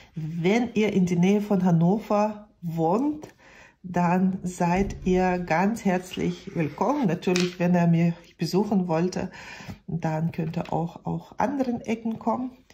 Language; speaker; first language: German; non-native, fluent; Russian